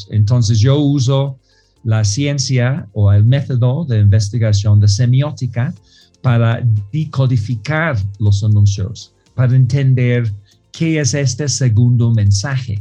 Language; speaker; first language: Spanish; non-native, fluent; English